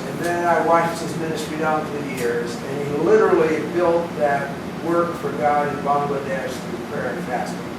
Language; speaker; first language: English; native; English